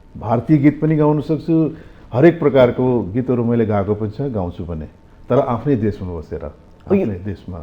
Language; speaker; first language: Nepali; native; Nepali